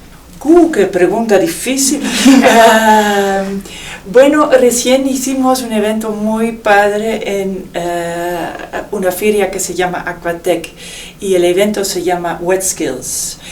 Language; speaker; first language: Spanish; non-native, fluent; Dutch